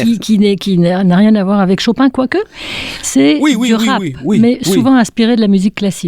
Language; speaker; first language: French; native; French